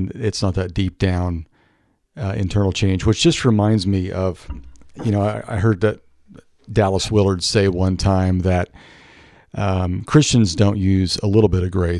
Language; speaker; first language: English; native; English